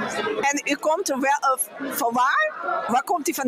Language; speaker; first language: Dutch; non-native, local second language; Papiamento